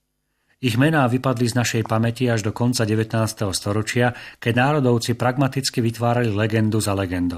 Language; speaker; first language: Slovak; native; Slovak